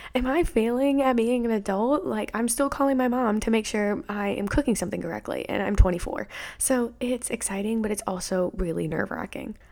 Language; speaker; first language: English; native; English